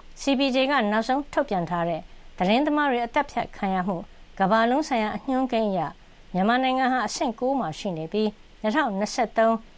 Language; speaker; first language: Burmese; native; Burmese